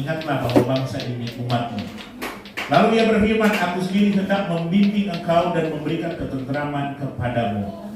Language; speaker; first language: Indonesian; native; Indonesian